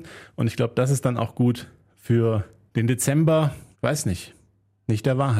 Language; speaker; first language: German; native; German